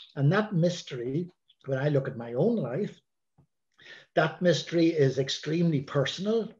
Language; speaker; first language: English; native; English